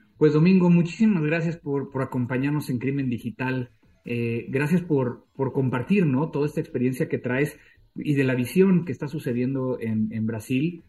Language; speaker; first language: Spanish; native; Spanish